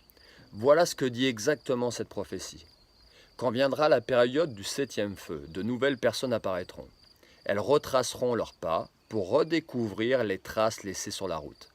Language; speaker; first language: French; native; French